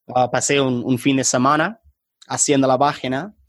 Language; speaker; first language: Spanish; non-native, fluent; English